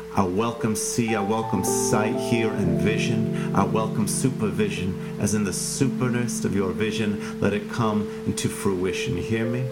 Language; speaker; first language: English; native; English